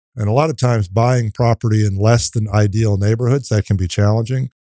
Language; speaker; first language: English; native; English